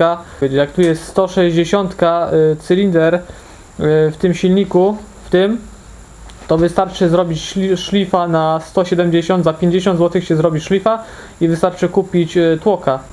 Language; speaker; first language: Polish; native; Polish